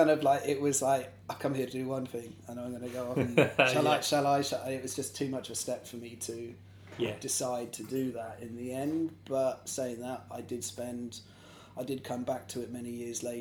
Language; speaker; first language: English; native; English